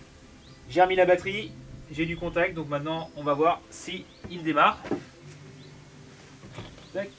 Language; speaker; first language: French; native; French